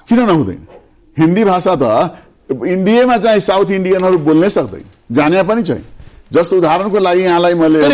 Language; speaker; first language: Nepali; non-native, local second language; Bhojpuri